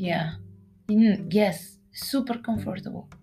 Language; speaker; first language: English; non-native, learner; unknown